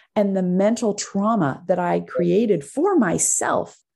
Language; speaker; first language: English; native; English